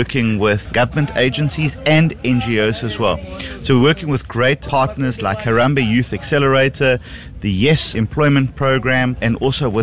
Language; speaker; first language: English; native; English